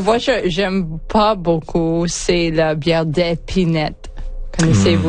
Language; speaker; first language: French; non-native, learner; English